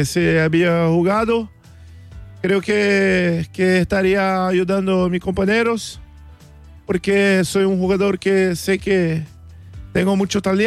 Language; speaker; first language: Portuguese; non-native, learner; Spanish